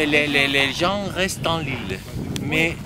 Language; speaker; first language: French; non-native, learner; Spanish